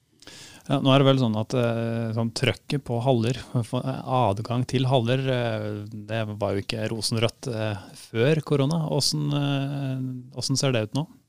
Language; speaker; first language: Norwegian; native; Norwegian